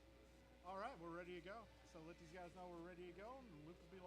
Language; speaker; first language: English; native; English